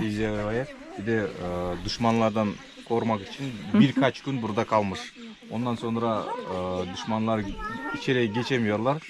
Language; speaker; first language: Turkish; non-native, learner; Kazakh